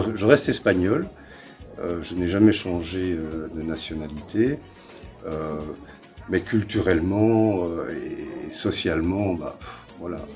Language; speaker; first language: French; early bilingual, other home language; Spanish